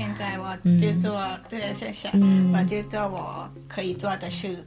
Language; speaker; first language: Chinese; non-native, learner; Thai